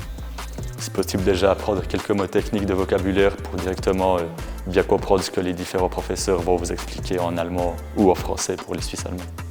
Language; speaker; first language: French; native; French